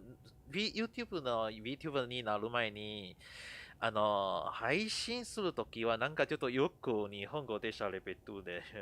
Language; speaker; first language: Japanese; non-native, fluent; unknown